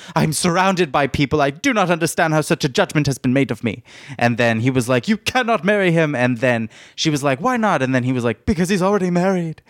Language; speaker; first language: English; native; English